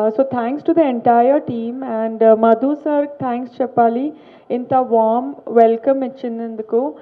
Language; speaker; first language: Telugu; non-native, learner; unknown